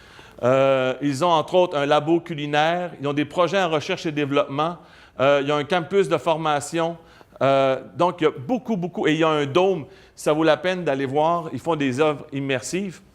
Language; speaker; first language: French; native; French